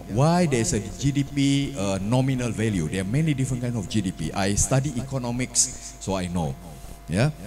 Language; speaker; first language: English; non-native, fluent; Indonesian